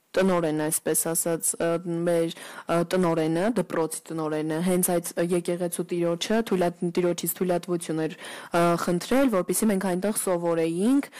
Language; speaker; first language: Armenian; early bilingual, heritage; Armenian